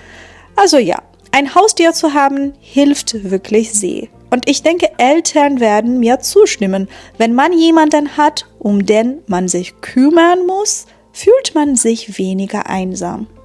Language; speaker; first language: German; non-native, fluent; Persian